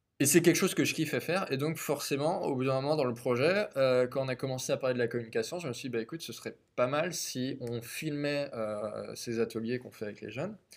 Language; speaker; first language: French; native; French